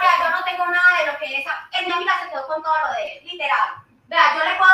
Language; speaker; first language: Spanish; native; Spanish